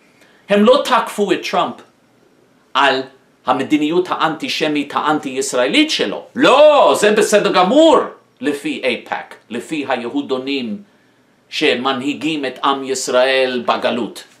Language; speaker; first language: Hebrew; non-native, fluent; English